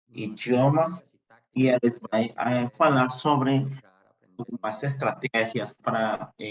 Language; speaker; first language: Portuguese; non-native, fluent; Spanish